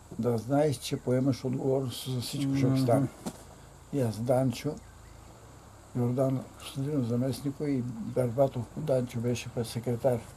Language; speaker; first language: Bulgarian; native; Bulgarian